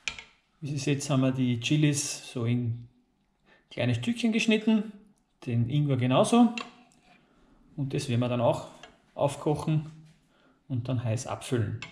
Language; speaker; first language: German; native; German